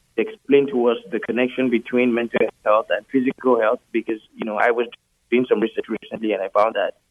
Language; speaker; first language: English; non-native, local second language; Yoruba